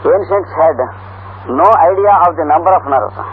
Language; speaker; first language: English; non-native, local second language; Telugu